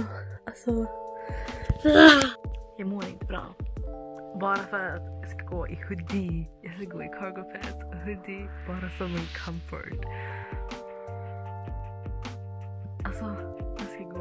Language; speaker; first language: Swedish; early bilingual, other home language; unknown